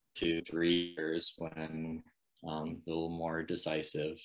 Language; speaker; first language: English; native; English